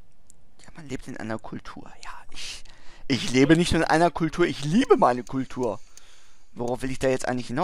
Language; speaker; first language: German; native; German